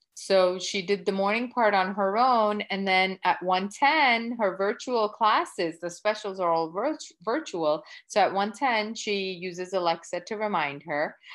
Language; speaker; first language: English; early bilingual, other home language; Gujarati